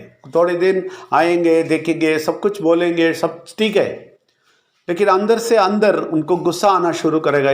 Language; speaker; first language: Hindi; non-native, local second language; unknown